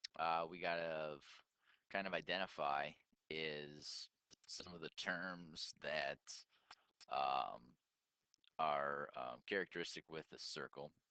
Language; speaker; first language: English; native; English